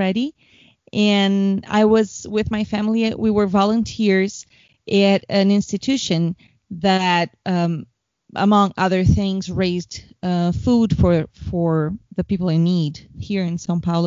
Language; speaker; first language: English; non-native, fluent; Portuguese